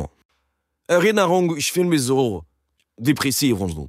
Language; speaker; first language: German; non-native, learner; French